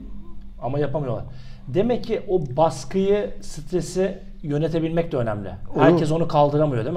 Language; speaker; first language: Turkish; native; Turkish